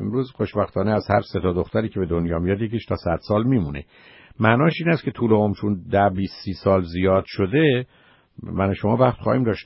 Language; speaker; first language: Persian; native; Persian